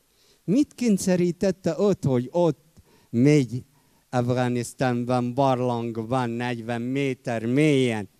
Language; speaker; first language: Hungarian; non-native, fluent; Arabic